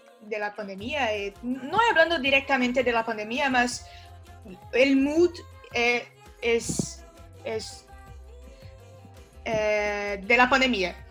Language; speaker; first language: Spanish; non-native, learner; Portuguese